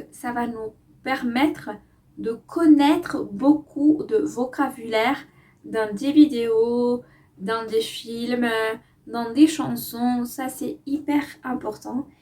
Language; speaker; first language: French; non-native, fluent; Spanish